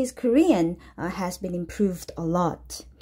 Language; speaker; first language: English; non-native, fluent; Korean